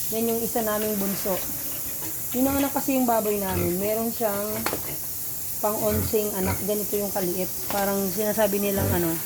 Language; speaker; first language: Filipino; non-native, local second language; Hiligaynon